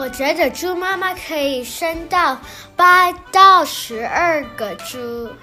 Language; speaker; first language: Chinese; early bilingual, heritage; Chinese